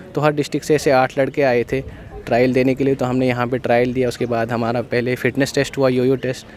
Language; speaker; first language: Hindi; native; Hindi